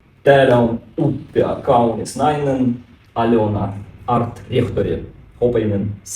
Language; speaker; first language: Finnish; non-native, learner; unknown